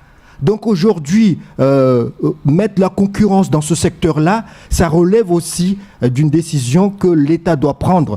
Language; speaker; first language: French; non-native, local second language; Comorian